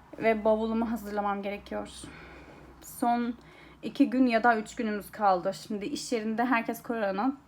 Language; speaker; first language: Turkish; early bilingual, heritage; Turkish